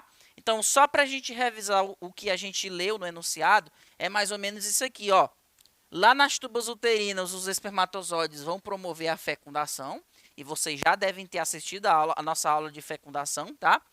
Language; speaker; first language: Portuguese; native; Portuguese